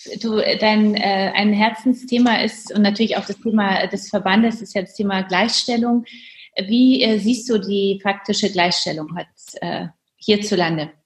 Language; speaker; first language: German; non-native, fluent; Polish